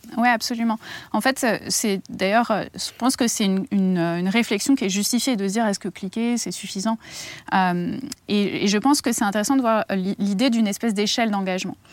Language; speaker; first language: French; native; French